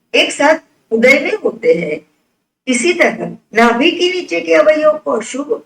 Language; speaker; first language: Hindi; non-native, local second language; Gujarati